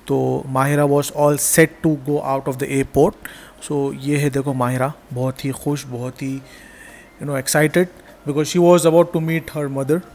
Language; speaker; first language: Hindi; native; Hindi